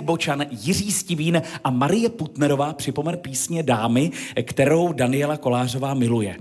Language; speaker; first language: Czech; native; Czech